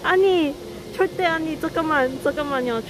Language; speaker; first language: Korean; non-native, learner; Cantonese